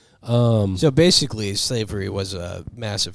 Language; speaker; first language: English; native; English